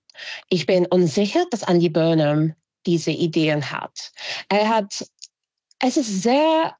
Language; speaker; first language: German; non-native, fluent; English